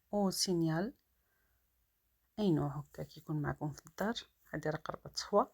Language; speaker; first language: Arabic; native; Arabic